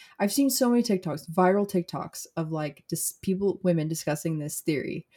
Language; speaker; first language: English; native; English